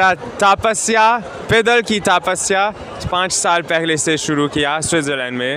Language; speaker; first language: Hindi; non-native, learner; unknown